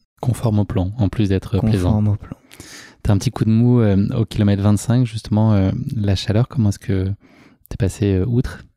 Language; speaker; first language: French; native; French